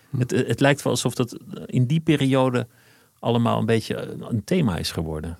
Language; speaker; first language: Dutch; native; Dutch